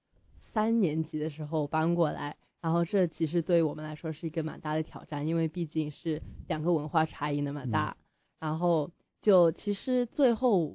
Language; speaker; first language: Chinese; early bilingual, heritage; Chinese